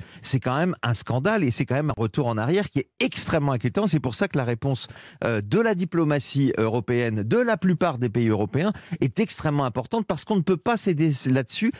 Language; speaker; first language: French; native; French